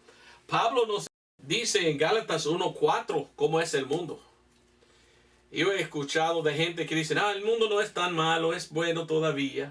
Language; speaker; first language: Spanish; non-native, fluent; English